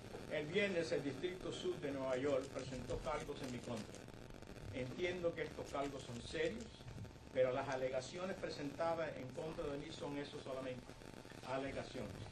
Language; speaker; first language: Spanish; early bilingual, heritage; Spanish